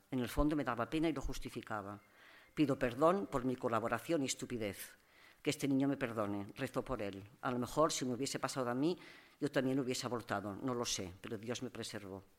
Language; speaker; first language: Spanish; non-native, local second language; Catalan